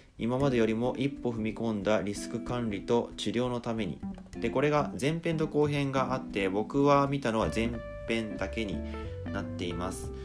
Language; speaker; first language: Japanese; native; Japanese